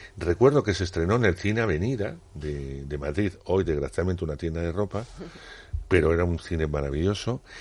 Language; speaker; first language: Spanish; native; Spanish